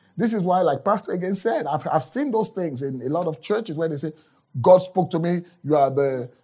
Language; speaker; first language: English; non-native, local second language; Yoruba